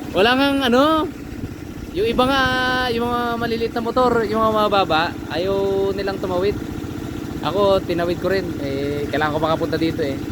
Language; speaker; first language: Filipino; native; Filipino